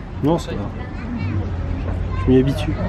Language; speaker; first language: French; native; French